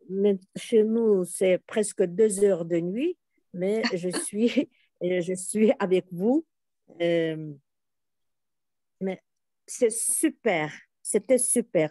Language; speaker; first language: French; non-native, fluent; Russian